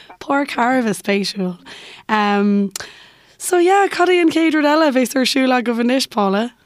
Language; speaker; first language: Irish; native; Irish